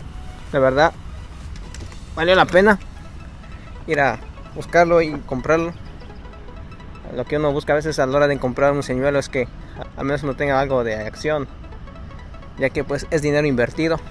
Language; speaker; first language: Spanish; native; Spanish